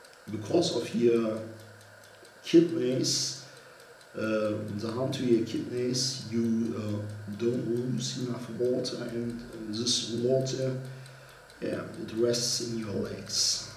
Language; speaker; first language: English; non-native, fluent; German